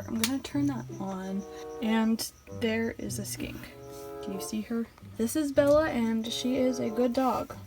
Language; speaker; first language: English; native; English